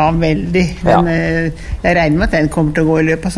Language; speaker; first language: Norwegian; native; Norwegian